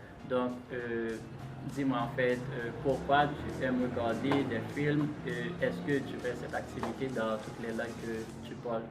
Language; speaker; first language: French; non-native, local second language; Haitian Creole